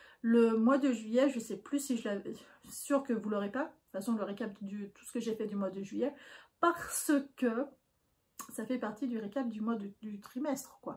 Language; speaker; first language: French; native; French